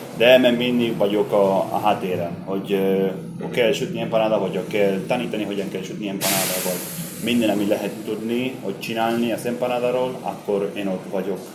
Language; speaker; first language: Hungarian; non-native, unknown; Spanish